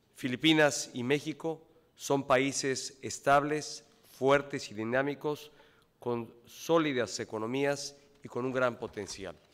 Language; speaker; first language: Spanish; native; Spanish